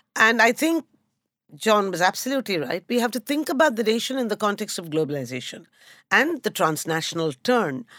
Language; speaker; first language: English; non-native, local second language; Bangla